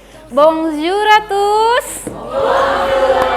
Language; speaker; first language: French; non-native, fluent; Indonesian